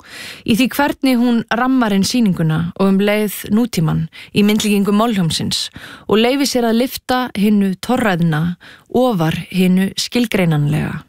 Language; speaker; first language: Icelandic; native; Icelandic